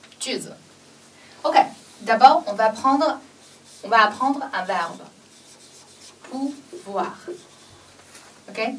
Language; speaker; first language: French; non-native, fluent; Chinese